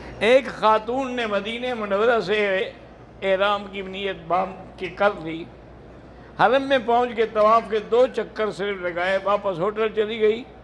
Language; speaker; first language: Urdu; early bilingual, heritage; Urdu